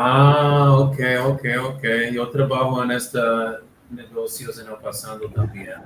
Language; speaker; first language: Spanish; non-native, learner; English